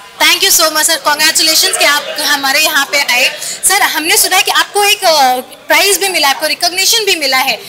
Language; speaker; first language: Hindi; native; Hindi